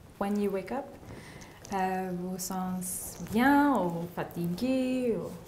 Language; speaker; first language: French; non-native, learner; English